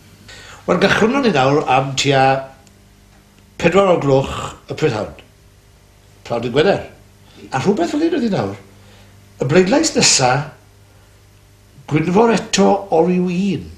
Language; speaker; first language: Welsh; native; Welsh